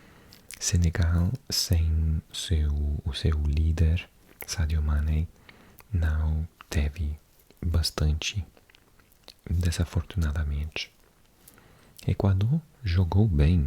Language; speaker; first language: Portuguese; non-native, learner; English